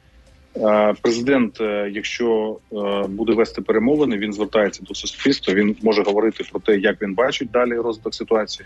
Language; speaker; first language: Ukrainian; native; Ukrainian